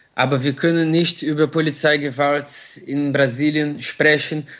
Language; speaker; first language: German; non-native, fluent; Portuguese